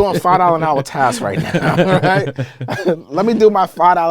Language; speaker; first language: English; native; English